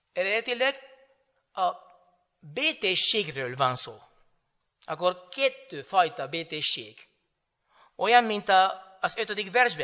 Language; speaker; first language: Hungarian; non-native, learner; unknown